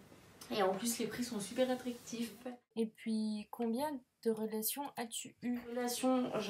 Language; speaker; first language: French; native; French